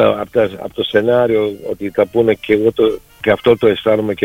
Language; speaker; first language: Greek; early bilingual, heritage; Greek